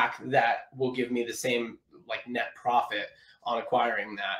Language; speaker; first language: English; native; English